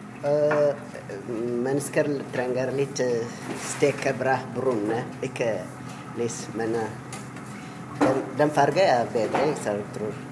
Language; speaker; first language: Norwegian; non-native, learner; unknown